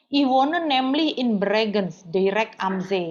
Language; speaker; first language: German; non-native, learner; Indonesian